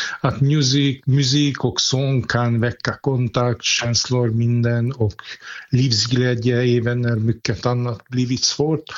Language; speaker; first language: Swedish; non-native, fluent; Hungarian